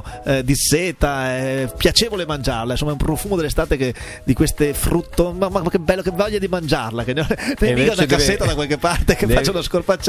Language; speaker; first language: Italian; native; Italian